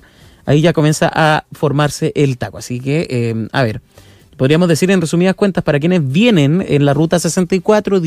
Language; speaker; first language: Spanish; native; Spanish